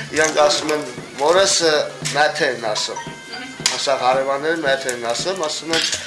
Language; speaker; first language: Armenian; non-native, local second language; Kurdish